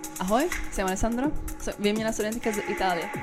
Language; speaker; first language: Czech; non-native, learner; Italian